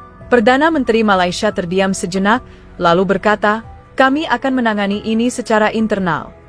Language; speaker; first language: Indonesian; native; Indonesian